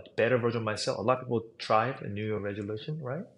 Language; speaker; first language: English; non-native, fluent; Korean